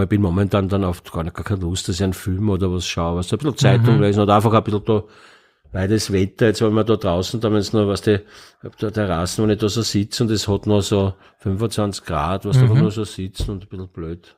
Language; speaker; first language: German; native; German